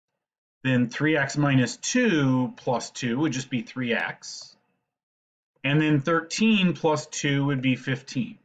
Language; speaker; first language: English; native; English